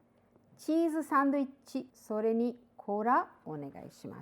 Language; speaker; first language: Japanese; non-native, fluent; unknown